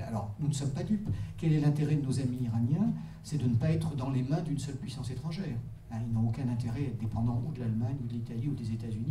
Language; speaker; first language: French; native; French